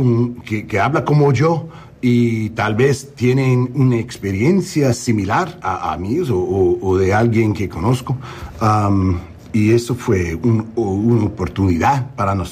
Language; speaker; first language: Spanish; non-native, learner; English